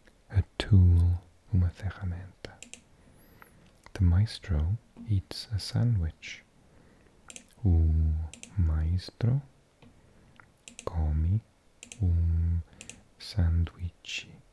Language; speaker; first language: Portuguese; non-native, learner; English